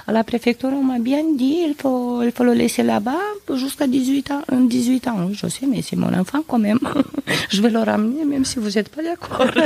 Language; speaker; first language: French; non-native, fluent; Romanian